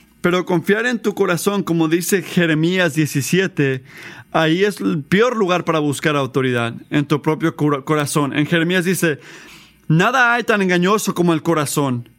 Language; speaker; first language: Spanish; non-native, fluent; English